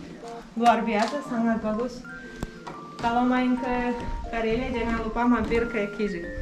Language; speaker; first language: Indonesian; non-native, fluent; Russian